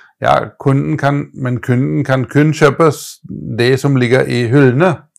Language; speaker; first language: Norwegian; non-native, fluent; German